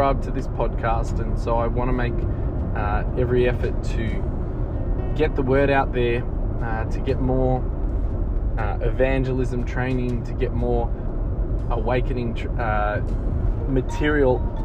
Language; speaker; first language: English; native; English